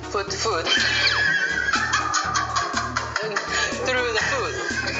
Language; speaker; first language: English; non-native, learner; Japanese